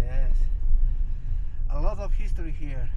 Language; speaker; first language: English; non-native, learner; Spanish